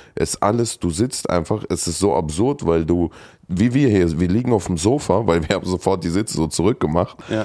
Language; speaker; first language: German; early bilingual, other home language; Russian